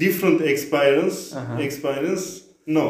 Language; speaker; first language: English; non-native, learner; Turkish